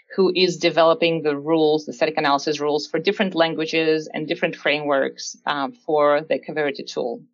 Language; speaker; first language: English; non-native, fluent; Russian